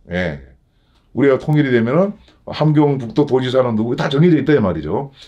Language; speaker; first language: Korean; native; Korean